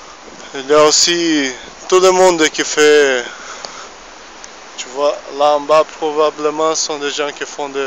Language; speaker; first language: French; non-native, fluent; Portuguese